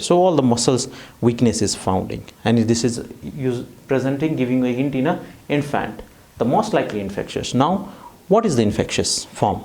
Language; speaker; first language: English; non-native, fluent; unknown